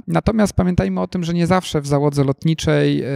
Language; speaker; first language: Polish; native; Polish